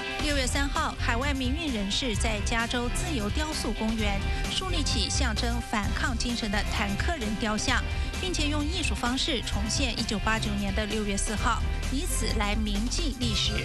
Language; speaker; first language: Chinese; native; Chinese